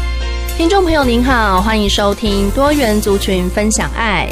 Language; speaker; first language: Chinese; native; Chinese